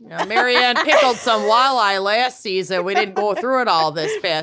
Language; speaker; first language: English; native; English